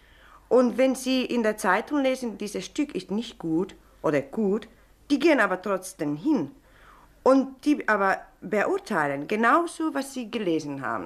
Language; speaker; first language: German; non-native, fluent; Spanish